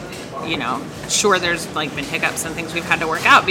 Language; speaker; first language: English; native; English